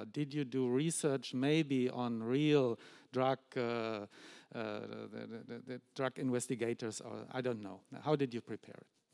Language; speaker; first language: English; non-native, fluent; German